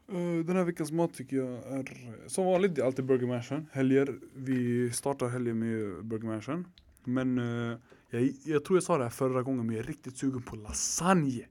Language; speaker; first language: Swedish; early bilingual, other home language; Arabic